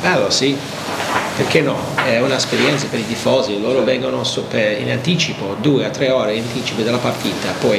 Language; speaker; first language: Italian; non-native, learner; English